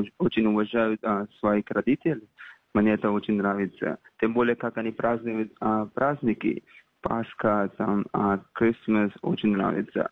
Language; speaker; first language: Russian; non-native, fluent; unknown